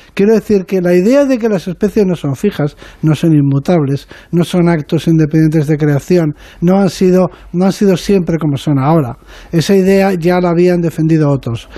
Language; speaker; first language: Spanish; native; Spanish